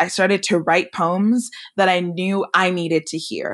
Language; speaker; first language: English; native; English